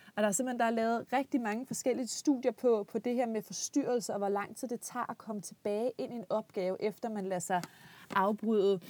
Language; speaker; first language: Danish; native; Danish